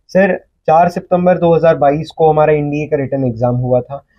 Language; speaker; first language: Hindi; native; Hindi